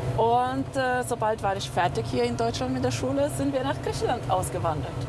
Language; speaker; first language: German; early bilingual, other home language; Polish